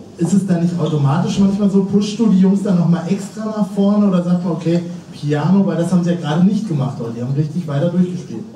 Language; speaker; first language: German; native; German